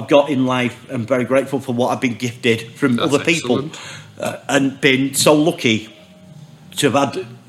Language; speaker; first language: English; native; English